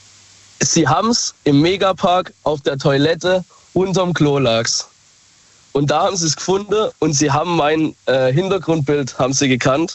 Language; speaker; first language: German; native; German